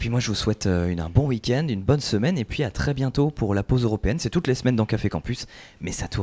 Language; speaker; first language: French; native; French